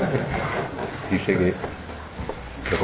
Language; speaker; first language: French; non-native, fluent; Spanish